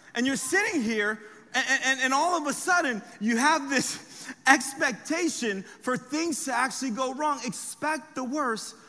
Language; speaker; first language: English; early bilingual, other home language; French